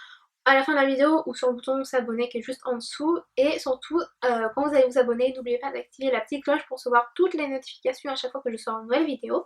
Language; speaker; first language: French; native; French